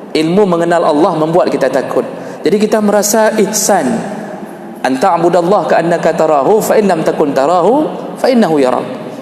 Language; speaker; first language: Malay; non-native, local second language; Achinese